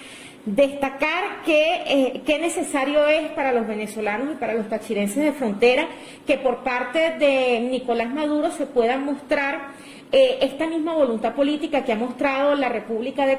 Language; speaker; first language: Spanish; native; Spanish